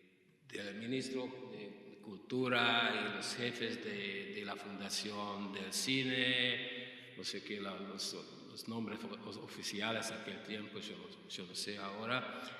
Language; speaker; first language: Spanish; non-native, fluent; Hungarian